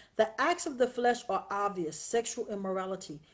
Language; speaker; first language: English; native; English